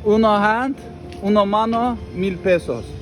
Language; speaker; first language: Spanish; non-native, learner; Azerbaijani